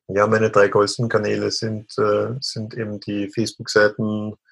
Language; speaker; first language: German; native; German